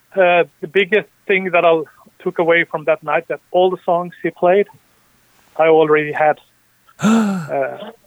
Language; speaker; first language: English; early bilingual, other home language; Norwegian